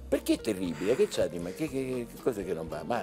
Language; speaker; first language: Italian; native; Italian